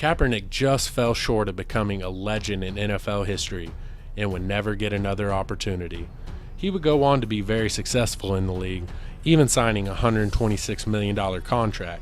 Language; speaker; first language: English; native; English